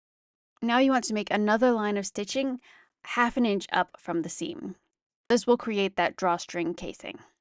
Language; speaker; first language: English; native; English